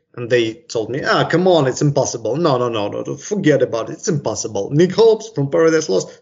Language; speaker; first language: English; non-native, fluent; Ukrainian